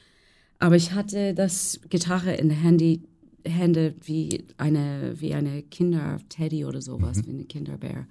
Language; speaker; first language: German; non-native, fluent; English